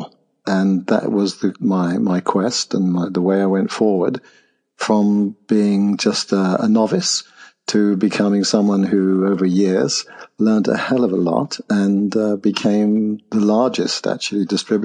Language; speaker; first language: English; native; English